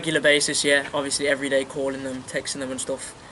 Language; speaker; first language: English; native; English